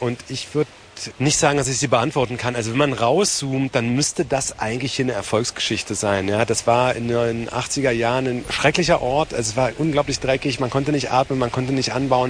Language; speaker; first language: German; native; German